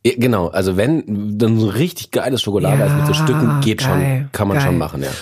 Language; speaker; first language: German; native; German